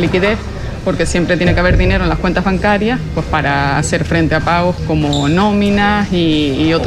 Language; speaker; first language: Spanish; native; Spanish